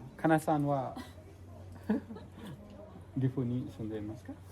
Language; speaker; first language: Japanese; non-native, learner; Nepali